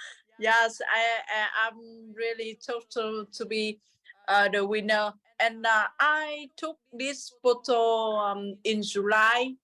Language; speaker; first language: English; non-native, learner; Vietnamese